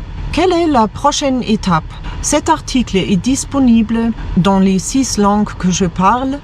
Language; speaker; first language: French; non-native, fluent; German